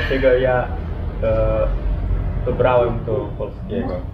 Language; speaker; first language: Polish; non-native, learner; Balinese